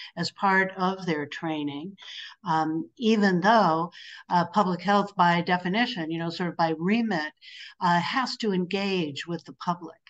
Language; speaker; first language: English; native; English